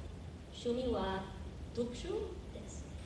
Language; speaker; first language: Japanese; non-native, learner; English